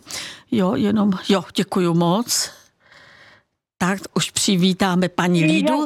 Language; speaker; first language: Czech; native; Czech